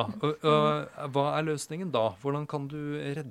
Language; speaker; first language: Norwegian; native; Norwegian